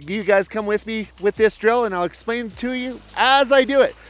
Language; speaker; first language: English; native; English